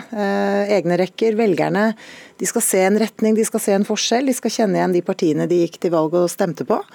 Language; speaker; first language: Norwegian; native; Norwegian